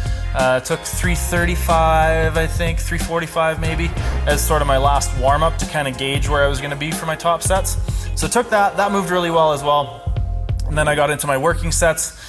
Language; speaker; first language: English; native; English